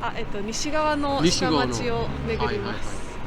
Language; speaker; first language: Japanese; native; Japanese